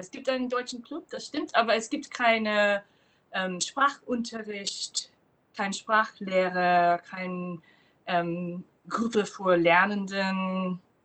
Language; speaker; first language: German; non-native, fluent; English